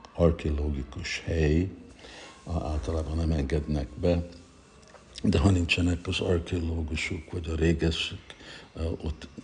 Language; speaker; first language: Hungarian; early bilingual, heritage; Hungarian